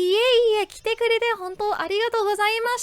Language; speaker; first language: Japanese; non-native, learner; English